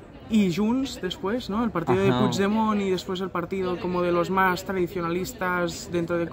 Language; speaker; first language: Spanish; native; Spanish